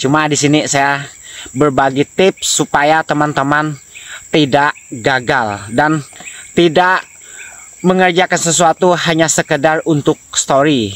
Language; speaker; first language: Indonesian; native; Indonesian